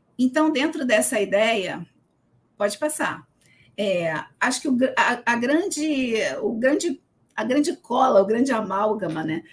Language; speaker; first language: Portuguese; native; Portuguese